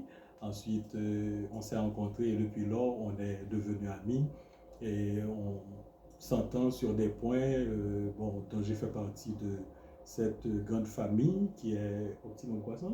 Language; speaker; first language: French; non-native, local second language; Haitian Creole